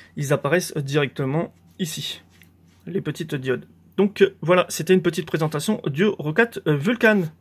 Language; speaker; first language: French; native; French